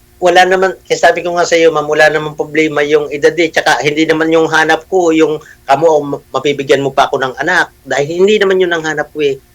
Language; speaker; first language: Filipino; native; Filipino